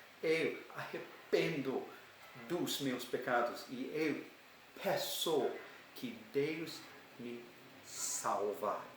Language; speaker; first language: Portuguese; non-native, learner; English